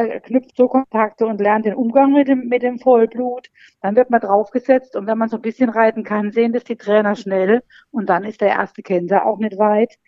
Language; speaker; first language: German; native; German